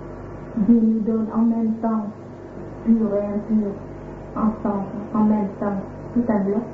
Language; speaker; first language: French; non-native, fluent; Vietnamese